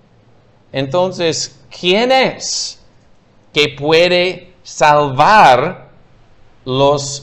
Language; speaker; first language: Spanish; non-native, fluent; English